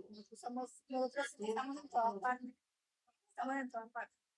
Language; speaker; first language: Spanish; native; Spanish